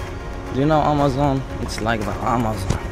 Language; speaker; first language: English; non-native, learner; Arabic